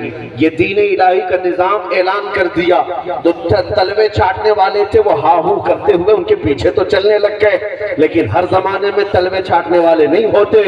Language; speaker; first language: Urdu; native; Urdu